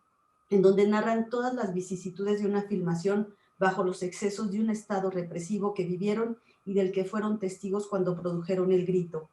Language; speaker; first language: Spanish; native; Spanish